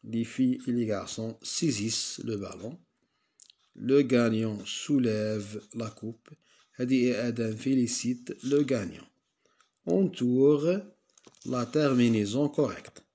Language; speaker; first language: French; non-native, local second language; Arabic